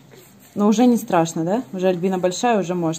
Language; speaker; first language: Russian; native; Russian